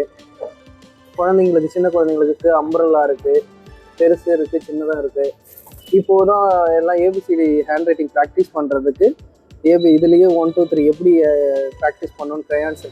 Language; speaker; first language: Tamil; native; Tamil